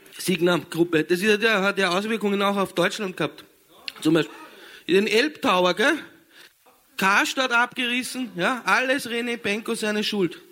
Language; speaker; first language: German; native; German